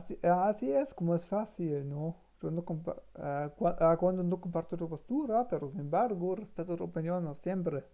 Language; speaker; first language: Spanish; non-native, learner; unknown